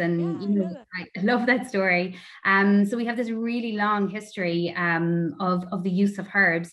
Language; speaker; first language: English; native; English